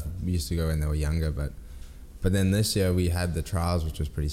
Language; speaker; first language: English; native; English